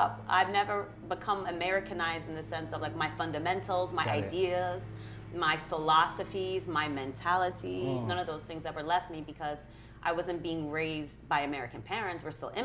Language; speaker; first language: English; early bilingual, other home language; Russian